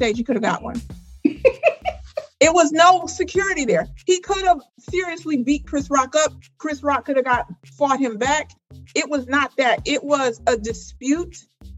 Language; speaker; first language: English; native; English